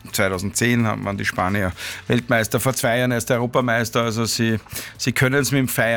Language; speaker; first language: German; native; German